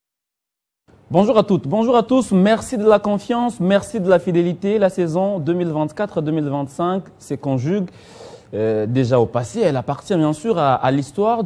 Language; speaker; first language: French; non-native, local second language; Lingala